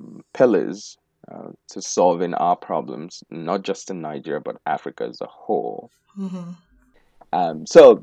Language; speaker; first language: English; non-native, local second language; Igbo